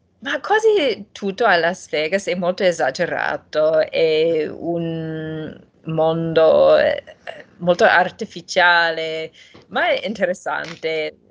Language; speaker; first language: Italian; non-native, fluent; English